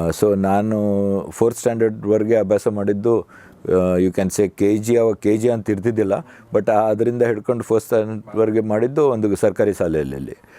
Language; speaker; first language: Kannada; native; Kannada